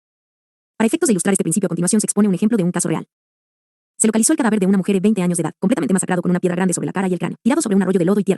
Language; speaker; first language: Spanish; native; Spanish